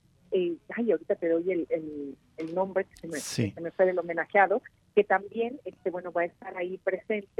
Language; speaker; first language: Spanish; native; Spanish